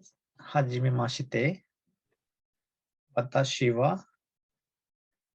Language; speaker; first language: Japanese; non-native, learner; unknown